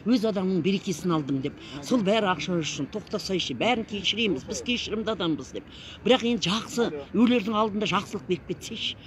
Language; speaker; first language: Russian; non-native, local second language; Kazakh